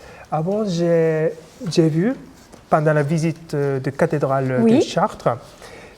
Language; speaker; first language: French; non-native, fluent; Japanese